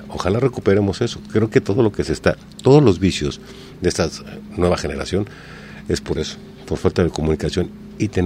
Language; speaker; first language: Spanish; native; Spanish